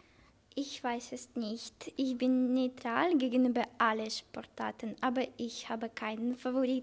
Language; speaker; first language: German; non-native, learner; Russian